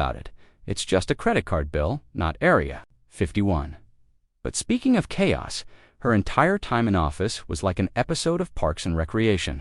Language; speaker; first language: English; native; English